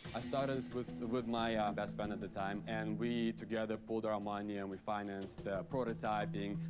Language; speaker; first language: English; early bilingual, other home language; Ukrainian